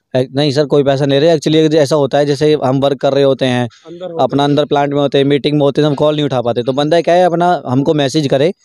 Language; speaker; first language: Hindi; native; Hindi